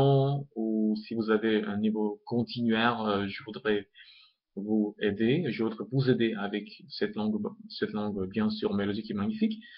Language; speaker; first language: French; non-native, fluent; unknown